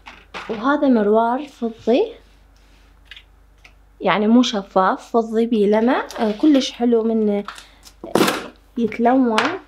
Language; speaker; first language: Arabic; native; Arabic